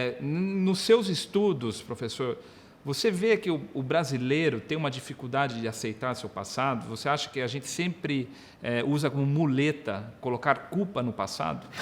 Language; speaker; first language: Portuguese; native; Portuguese